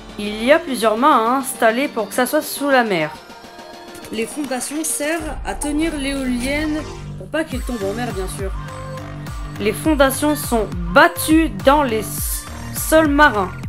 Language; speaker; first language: French; native; French